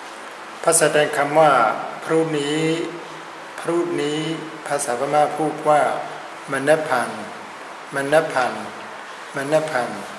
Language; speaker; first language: Thai; non-native, fluent; Burmese